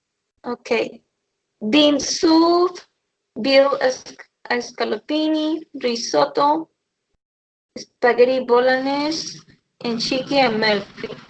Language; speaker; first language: English; non-native, learner; Spanish